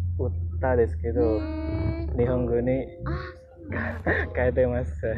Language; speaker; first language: Japanese; non-native, fluent; Indonesian